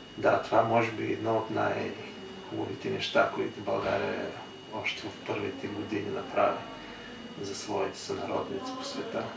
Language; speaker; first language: Bulgarian; early bilingual, heritage; Bulgarian